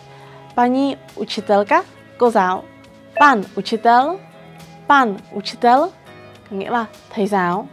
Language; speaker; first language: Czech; non-native, fluent; Vietnamese